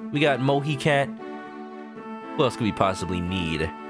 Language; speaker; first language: English; native; English